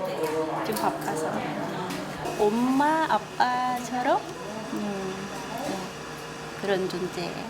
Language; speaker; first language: Korean; non-native, learner; Vietnamese